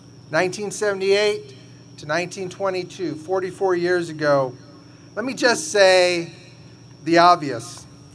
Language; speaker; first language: English; early bilingual, other home language; Spanish